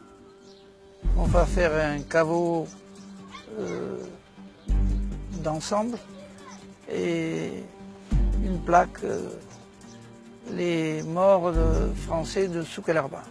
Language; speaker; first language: French; native; French